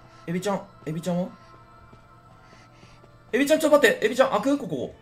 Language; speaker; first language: Japanese; native; Japanese